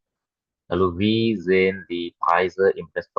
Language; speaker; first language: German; non-native, fluent; Indonesian